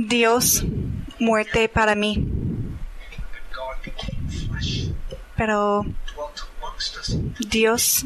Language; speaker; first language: Spanish; non-native, learner; English